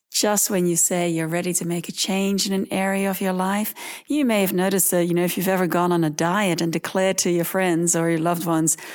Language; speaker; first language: English; early bilingual, other home language; Dutch